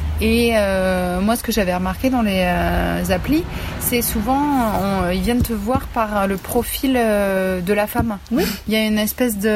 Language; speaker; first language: French; native; French